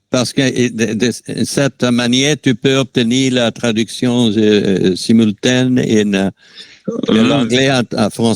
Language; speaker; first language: French; non-native, fluent; Spanish